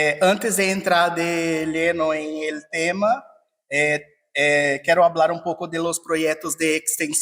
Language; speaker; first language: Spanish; non-native, fluent; Portuguese